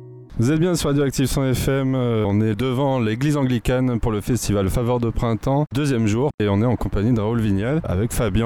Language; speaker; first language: French; native; French